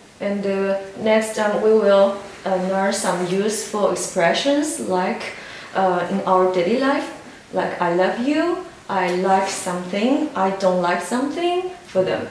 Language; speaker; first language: English; non-native, learner; Chinese